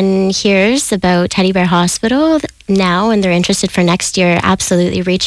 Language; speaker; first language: English; native; English